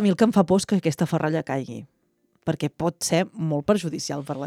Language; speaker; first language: Catalan; native; Catalan